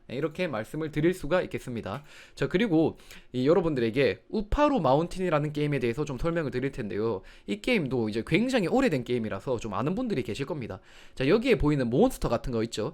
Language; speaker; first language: Korean; native; Korean